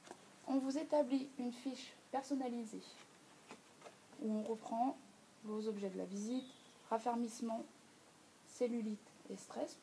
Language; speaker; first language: French; native; French